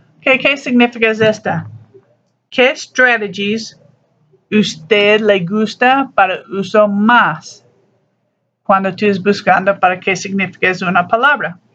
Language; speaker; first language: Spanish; non-native, learner; English